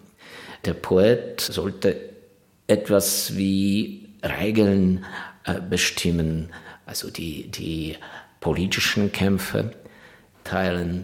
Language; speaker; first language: German; non-native, fluent; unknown